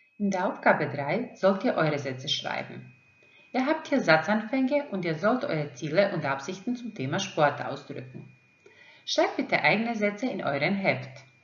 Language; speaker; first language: German; non-native, fluent; Croatian